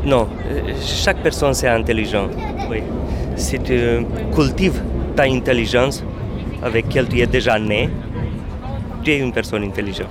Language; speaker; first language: French; non-native, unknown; Romanian